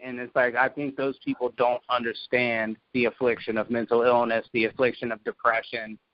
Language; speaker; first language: English; native; English